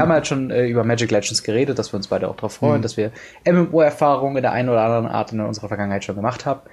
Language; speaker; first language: German; native; German